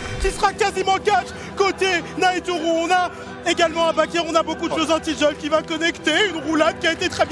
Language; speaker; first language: French; native; French